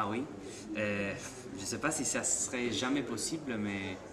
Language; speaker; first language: French; non-native, fluent; Italian